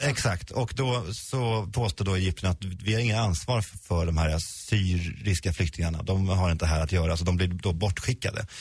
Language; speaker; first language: Swedish; native; Swedish